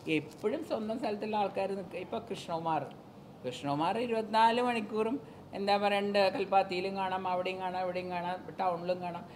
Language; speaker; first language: Malayalam; native; Malayalam